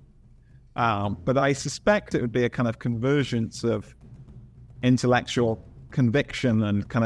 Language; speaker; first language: English; native; English